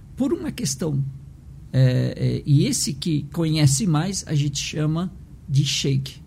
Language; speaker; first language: Portuguese; early bilingual, other home language; Arabic